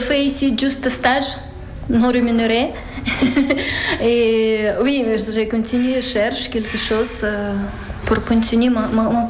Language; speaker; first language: French; non-native, learner; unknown